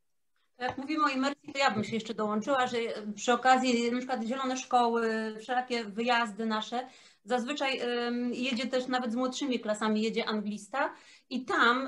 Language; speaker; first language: Polish; native; Polish